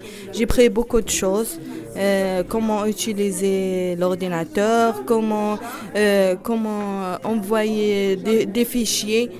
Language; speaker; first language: French; non-native, learner; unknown